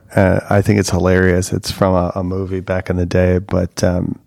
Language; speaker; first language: English; native; English